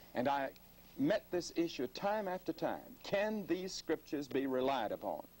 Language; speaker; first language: English; native; English